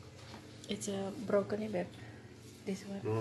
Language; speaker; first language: English; non-native, learner; Indonesian